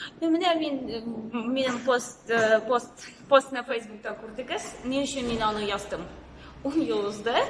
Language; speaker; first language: Tatar; non-native, local second language; Russian